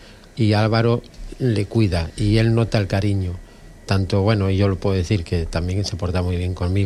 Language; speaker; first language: Spanish; native; Spanish